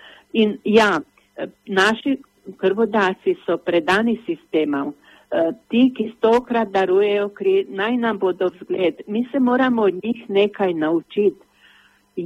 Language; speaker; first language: Slovenian; native; Slovenian